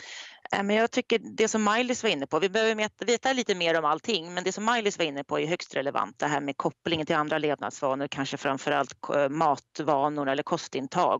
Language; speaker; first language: Swedish; native; Swedish